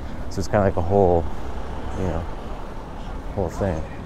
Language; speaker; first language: English; native; English